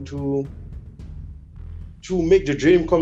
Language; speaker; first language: English; non-native, learner; French